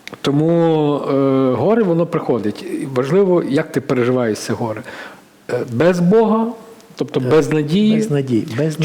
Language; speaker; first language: Ukrainian; native; Ukrainian